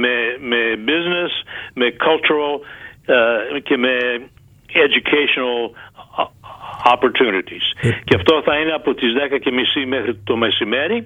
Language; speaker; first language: Greek; early bilingual, heritage; Greek